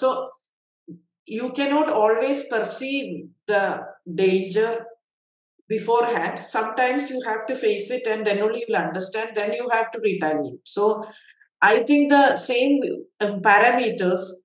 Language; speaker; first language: English; non-native, local second language; Malayalam